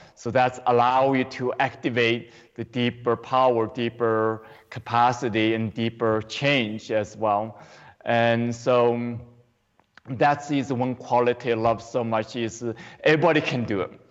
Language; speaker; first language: English; non-native, fluent; Chinese